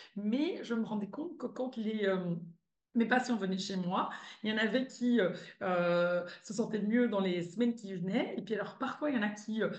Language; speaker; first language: French; native; French